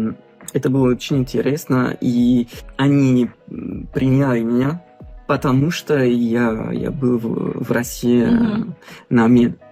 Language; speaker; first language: Russian; non-native, fluent; French